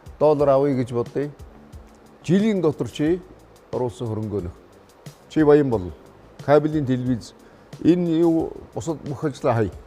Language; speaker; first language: Mongolian; native; Mongolian